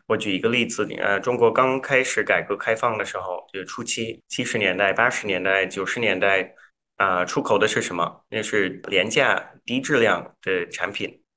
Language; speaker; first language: Chinese; non-native, fluent; English